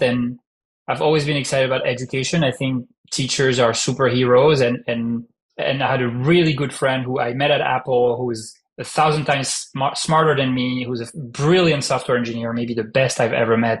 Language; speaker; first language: English; non-native, fluent; French